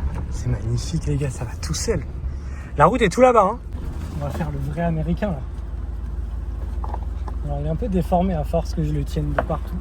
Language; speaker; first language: French; native; French